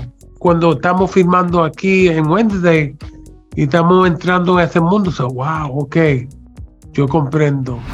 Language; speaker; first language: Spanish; early bilingual, heritage; Spanish